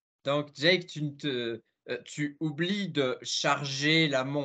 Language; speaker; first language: French; non-native, fluent; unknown